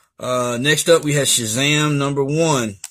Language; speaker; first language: English; native; English